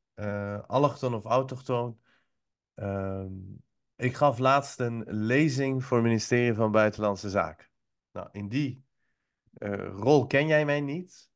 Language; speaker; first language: Dutch; early bilingual, other home language; Persian